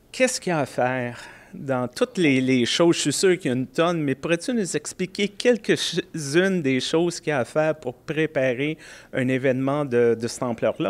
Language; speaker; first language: French; native; French